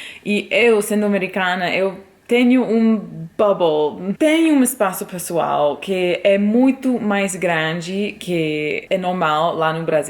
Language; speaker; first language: Portuguese; non-native, fluent; English